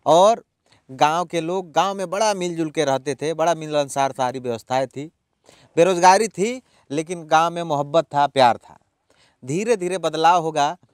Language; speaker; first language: Hindi; native; Hindi